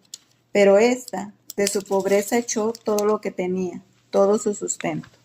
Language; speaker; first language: Spanish; native; Spanish